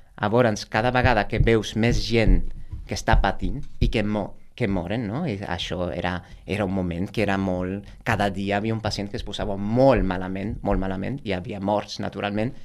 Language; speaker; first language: Catalan; non-native, fluent; Dutch